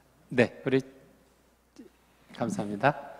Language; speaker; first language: Korean; native; Korean